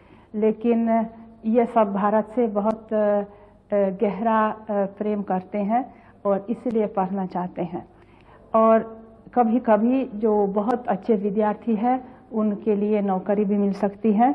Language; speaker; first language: Hindi; non-native, fluent; Hungarian